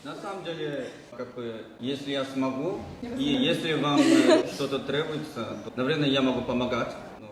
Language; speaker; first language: Russian; non-native, fluent; Korean